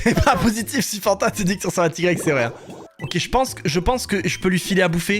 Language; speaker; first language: French; native; French